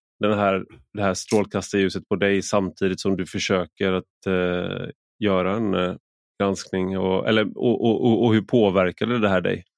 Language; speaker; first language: Swedish; native; Swedish